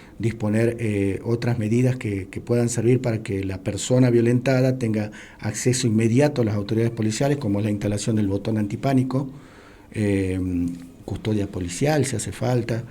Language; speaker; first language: Spanish; native; Spanish